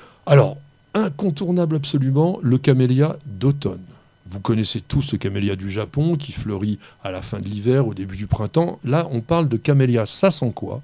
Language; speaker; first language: French; native; French